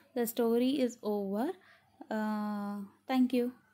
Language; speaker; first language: English; non-native, local second language; Tamil